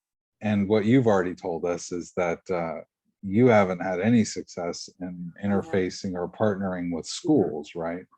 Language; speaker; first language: English; native; English